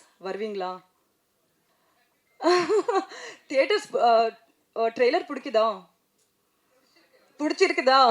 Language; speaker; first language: Tamil; non-native, learner; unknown